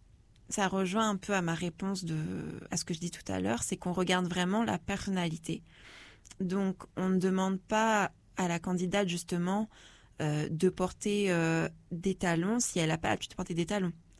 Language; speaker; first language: French; native; French